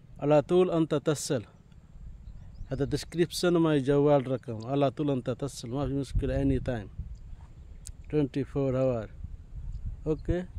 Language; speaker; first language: Arabic; non-native, learner; Hindi